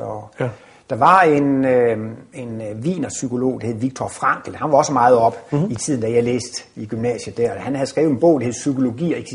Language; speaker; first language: Danish; native; Danish